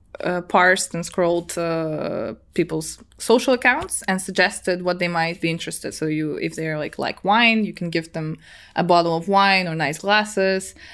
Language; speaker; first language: English; non-native, fluent; Serbian